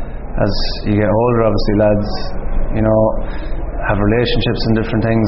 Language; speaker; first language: English; native; English